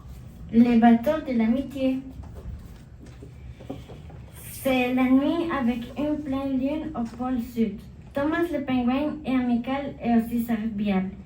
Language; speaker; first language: French; non-native, learner; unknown